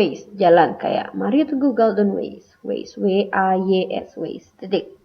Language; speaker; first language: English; non-native, fluent; Indonesian